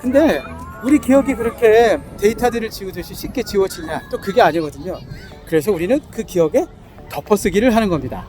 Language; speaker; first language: Korean; native; Korean